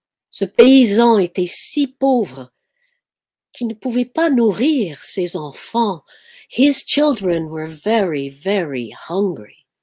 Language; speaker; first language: French; non-native, fluent; Arabic